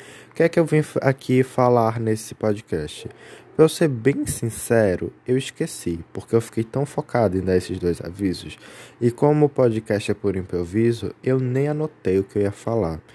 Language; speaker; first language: Portuguese; native; Portuguese